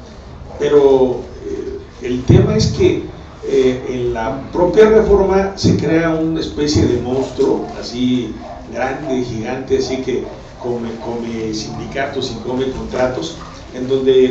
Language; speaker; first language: Spanish; native; Spanish